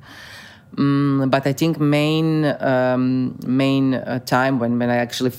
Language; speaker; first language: English; non-native, fluent; Croatian